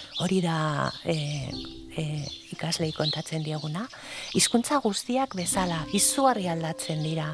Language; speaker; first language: Basque; non-native, local second language; Spanish